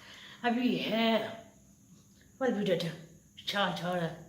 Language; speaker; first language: Hindi; non-native, learner; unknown